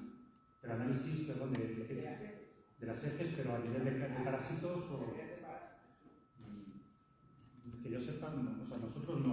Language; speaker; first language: Spanish; native; Spanish